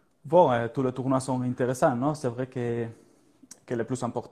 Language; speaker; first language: French; non-native, learner; Spanish